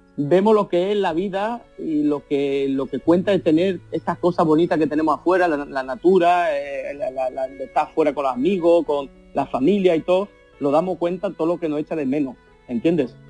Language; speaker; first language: Spanish; early bilingual, heritage; Spanish